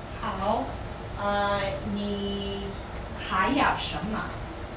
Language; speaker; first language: Chinese; non-native, learner; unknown